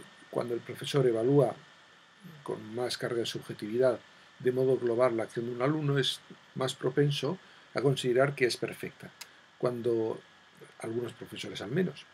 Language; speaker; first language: Spanish; native; Spanish